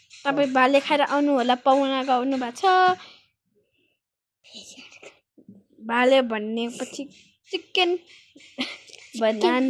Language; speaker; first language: Nepali; native; Nepali